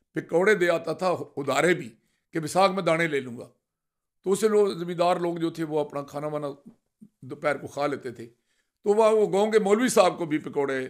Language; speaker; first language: Urdu; non-native, local second language; Punjabi